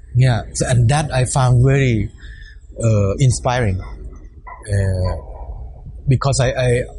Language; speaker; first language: English; non-native, fluent; Thai